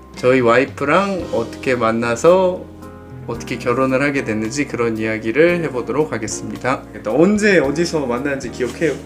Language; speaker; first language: Korean; native; Korean